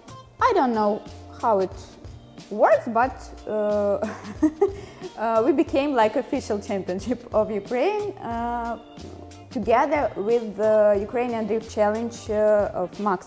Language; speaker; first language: English; non-native, fluent; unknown